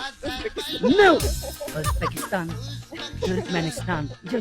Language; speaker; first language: Turkish; non-native, learner; Kyrgyz